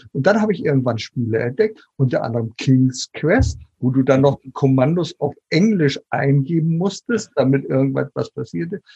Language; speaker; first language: German; native; German